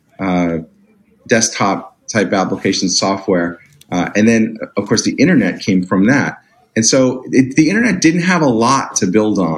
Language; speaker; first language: English; native; English